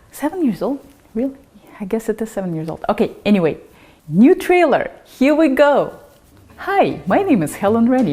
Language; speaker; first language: English; early bilingual, other home language; Russian